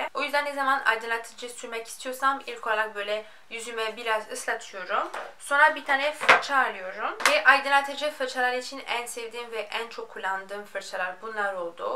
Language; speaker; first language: Turkish; non-native, fluent; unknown